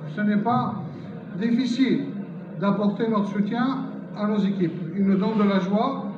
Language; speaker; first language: French; non-native, local second language; Arabic